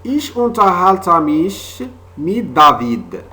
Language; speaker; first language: German; non-native, fluent; French